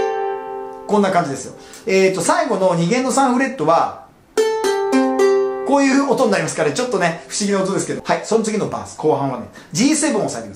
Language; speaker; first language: Japanese; native; Japanese